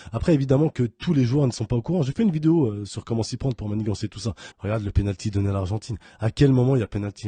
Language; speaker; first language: French; native; French